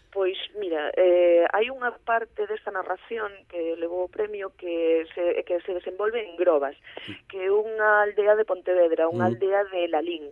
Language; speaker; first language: Galician; early bilingual, heritage; Galician